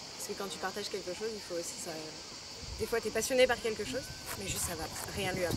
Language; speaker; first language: French; native; French